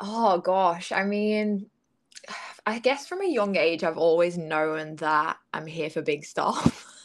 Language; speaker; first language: English; native; English